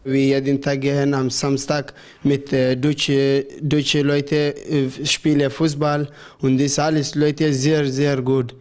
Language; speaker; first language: German; non-native, learner; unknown